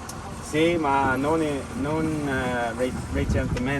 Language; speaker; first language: Italian; non-native, learner; English